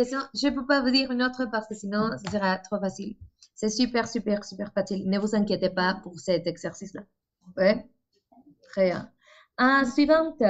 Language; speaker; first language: French; non-native, fluent; Spanish